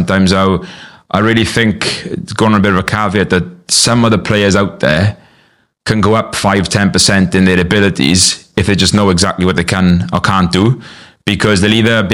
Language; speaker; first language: English; native; English